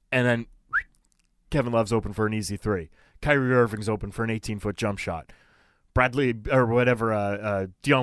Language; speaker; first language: English; native; English